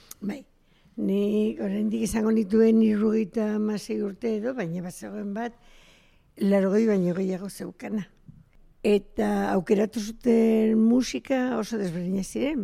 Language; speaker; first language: Basque; non-native, local second language; Spanish